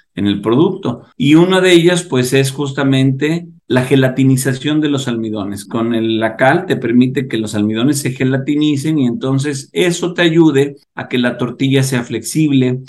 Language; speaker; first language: Spanish; native; Spanish